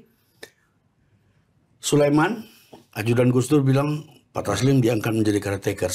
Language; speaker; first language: Indonesian; native; Indonesian